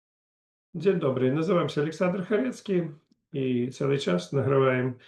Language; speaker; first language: Polish; non-native, learner; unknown